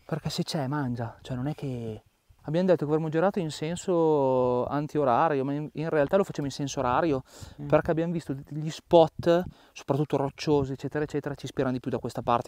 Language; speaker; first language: Italian; native; Italian